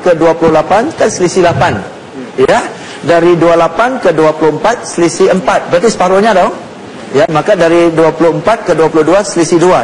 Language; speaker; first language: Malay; non-native, local second language; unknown